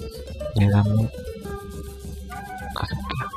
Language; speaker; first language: Spanish; native; Spanish